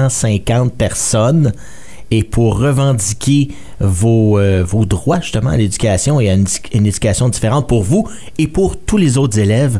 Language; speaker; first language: French; native; French